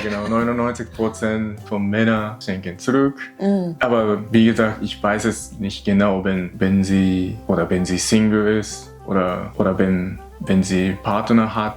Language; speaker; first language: German; non-native, learner; Japanese